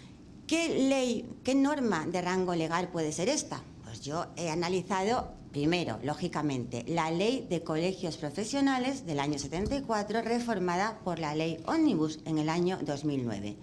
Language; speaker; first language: Spanish; native; Spanish